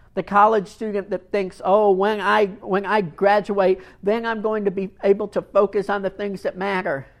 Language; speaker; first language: English; native; English